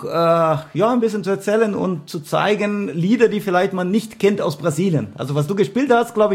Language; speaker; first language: German; non-native, fluent; Portuguese